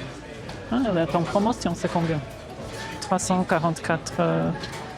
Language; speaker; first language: French; non-native, fluent; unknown